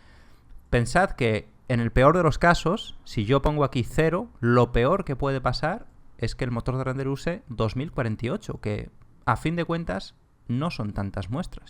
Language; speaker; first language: Spanish; native; Spanish